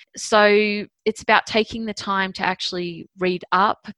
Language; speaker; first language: English; native; English